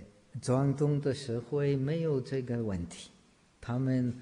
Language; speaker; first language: Chinese; non-native, fluent; Czech